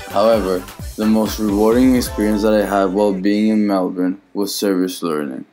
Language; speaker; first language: English; non-native, fluent; Spanish